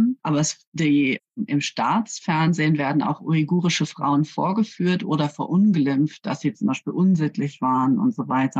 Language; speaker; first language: German; native; German